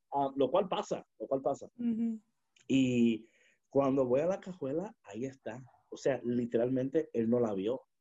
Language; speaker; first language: Spanish; early bilingual, heritage; Spanish